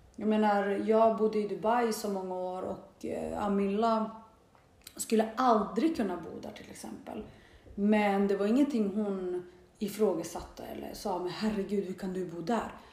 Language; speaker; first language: Swedish; early bilingual, other home language; Bosnian